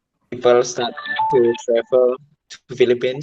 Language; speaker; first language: English; non-native, learner; Indonesian